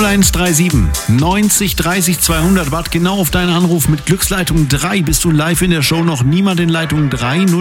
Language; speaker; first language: German; native; German